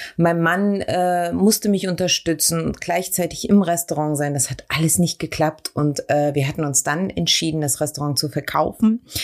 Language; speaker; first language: German; early bilingual, other home language; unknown